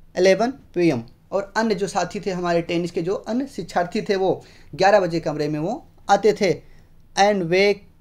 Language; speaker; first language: Hindi; native; Hindi